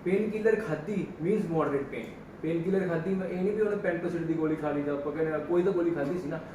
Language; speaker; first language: Hindi; non-native, local second language; Punjabi